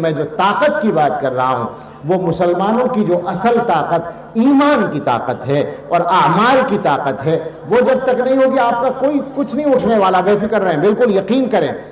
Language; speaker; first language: Urdu; native; Urdu